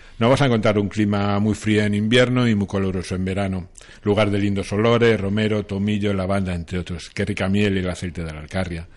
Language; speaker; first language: Spanish; native; Spanish